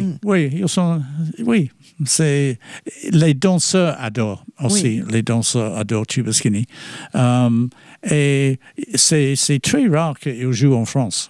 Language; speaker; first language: French; non-native, fluent; English